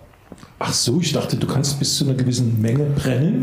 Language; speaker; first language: German; native; German